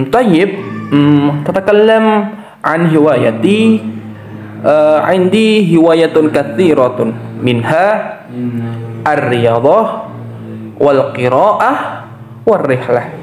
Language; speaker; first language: Arabic; non-native, learner; Indonesian